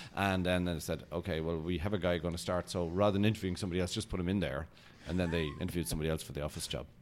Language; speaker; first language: English; native; English